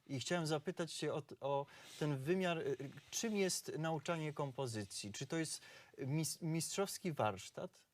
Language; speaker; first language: Polish; native; Polish